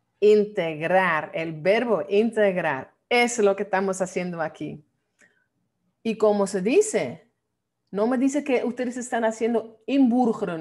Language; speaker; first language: Spanish; non-native, fluent; Dutch